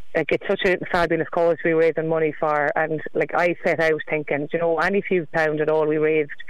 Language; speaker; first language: English; native; English